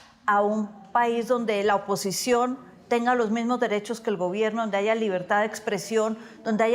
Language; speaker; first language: Spanish; native; Spanish